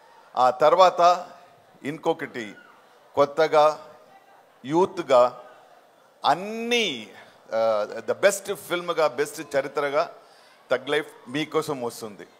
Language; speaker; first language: Telugu; non-native, local second language; Tamil